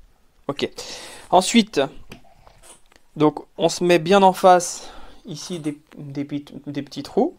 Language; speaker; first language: French; native; French